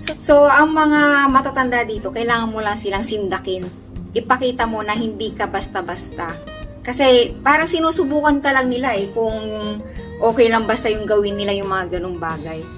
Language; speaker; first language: Filipino; native; Filipino